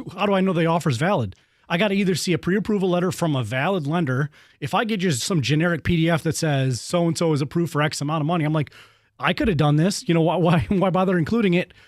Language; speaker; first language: English; native; English